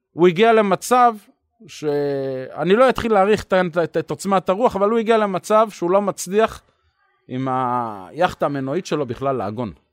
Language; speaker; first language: Hebrew; native; Hebrew